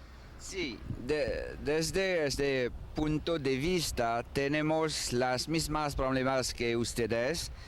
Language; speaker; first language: Spanish; non-native, learner; French